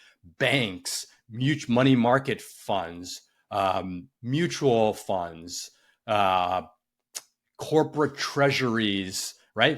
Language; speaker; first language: English; native; English